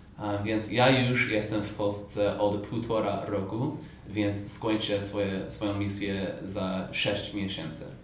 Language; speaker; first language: Polish; non-native, fluent; English